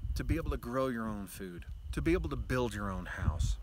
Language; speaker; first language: English; native; English